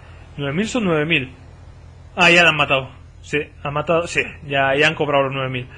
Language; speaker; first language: Spanish; native; Spanish